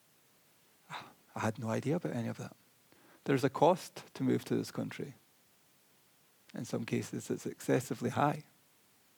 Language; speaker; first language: English; native; English